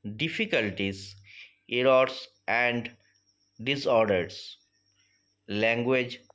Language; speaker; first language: English; non-native, local second language; Bangla